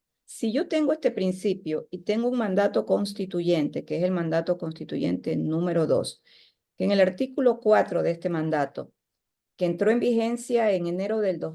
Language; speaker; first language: Spanish; native; Spanish